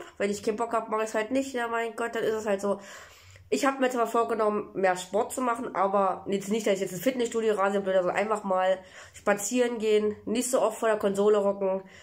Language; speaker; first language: German; native; German